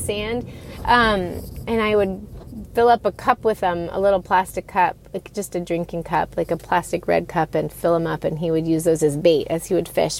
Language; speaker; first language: English; native; English